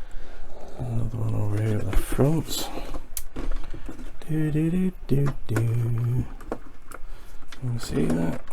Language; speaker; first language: English; native; English